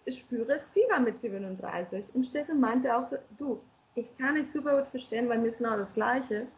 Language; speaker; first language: German; non-native, fluent; Spanish